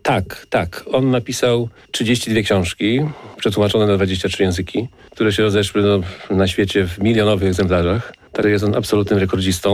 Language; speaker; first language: Polish; native; Polish